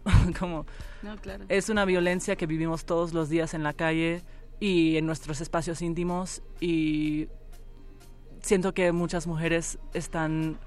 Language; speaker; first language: Spanish; early bilingual, heritage; Spanish